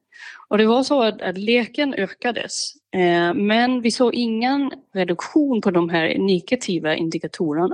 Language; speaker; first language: Swedish; non-native, fluent; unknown